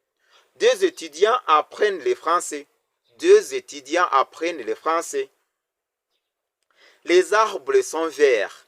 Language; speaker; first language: French; non-native, local second language; Kinyarwanda